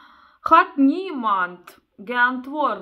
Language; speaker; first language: German; non-native, learner; Russian